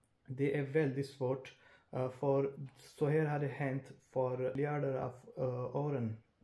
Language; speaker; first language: Swedish; non-native, fluent; Urdu